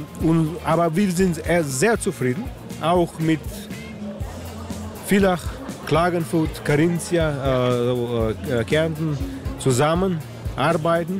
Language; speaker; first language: German; non-native, learner; Slovenian